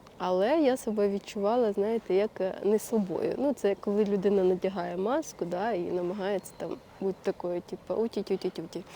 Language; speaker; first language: Ukrainian; native; Ukrainian